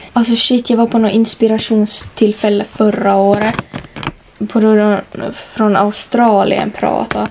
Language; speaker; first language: Swedish; native; Swedish